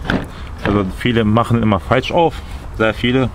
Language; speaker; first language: German; early bilingual, other home language; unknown